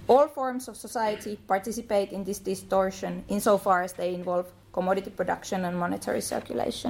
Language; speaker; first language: English; non-native, fluent; Finnish